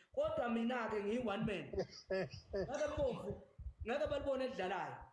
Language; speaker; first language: Zulu; native; Zulu